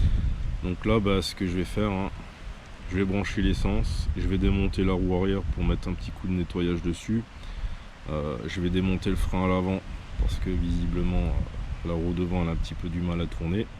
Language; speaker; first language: French; native; French